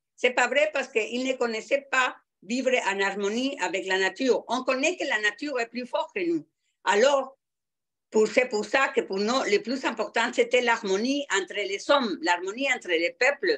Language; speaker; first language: French; non-native, fluent; Spanish